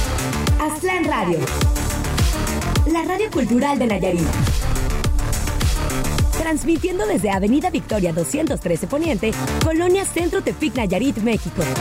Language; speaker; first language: Spanish; native; Spanish